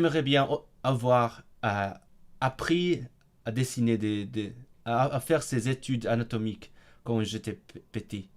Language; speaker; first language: French; non-native, fluent; Cantonese